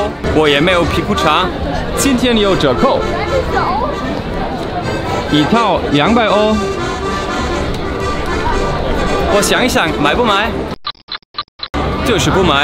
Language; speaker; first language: Chinese; non-native, fluent; German